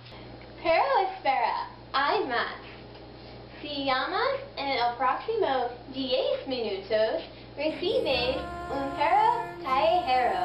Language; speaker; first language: Spanish; non-native, learner; English